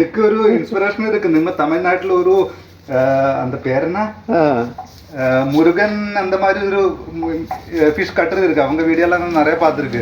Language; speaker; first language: Tamil; non-native, learner; Malayalam